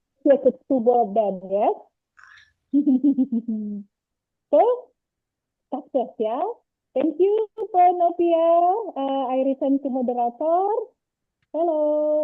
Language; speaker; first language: English; non-native, learner; Indonesian